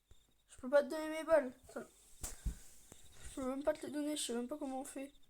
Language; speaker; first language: French; native; French